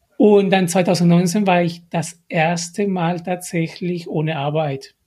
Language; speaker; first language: German; non-native, fluent; Spanish